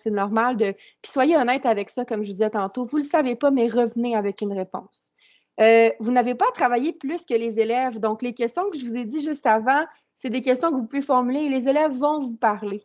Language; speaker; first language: French; native; French